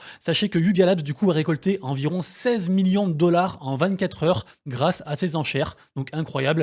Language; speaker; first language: French; native; French